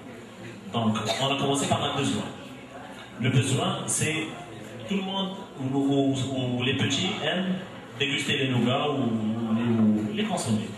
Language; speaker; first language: French; non-native, local second language; Arabic